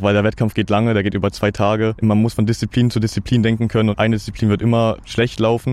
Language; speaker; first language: German; native; German